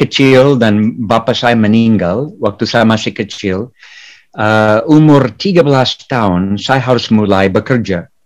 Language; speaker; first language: Indonesian; non-native, fluent; English